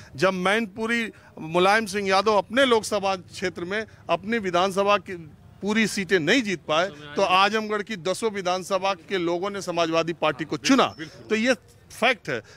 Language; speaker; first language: Hindi; native; Hindi